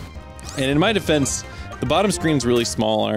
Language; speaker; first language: English; native; English